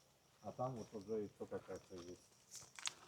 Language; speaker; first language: Russian; native; Russian